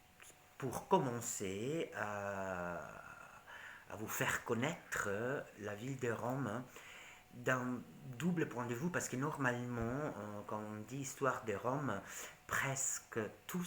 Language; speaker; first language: French; non-native, learner; Italian